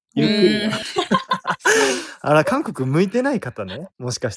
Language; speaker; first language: Japanese; native; Japanese